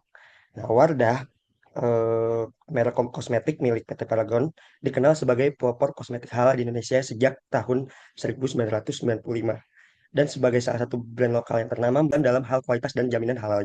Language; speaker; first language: Indonesian; native; Indonesian